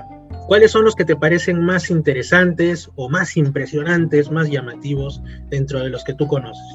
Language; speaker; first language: Spanish; native; Spanish